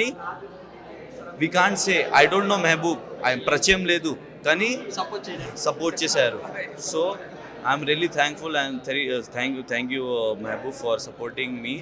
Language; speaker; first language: Telugu; non-native, learner; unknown